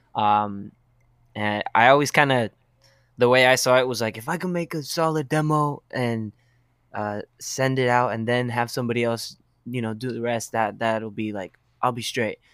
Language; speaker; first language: English; early bilingual, other home language; Spanish